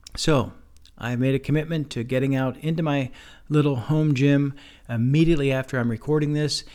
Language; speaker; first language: English; native; English